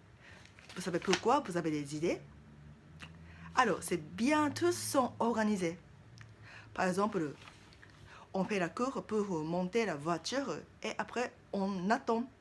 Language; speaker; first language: French; non-native, learner; Japanese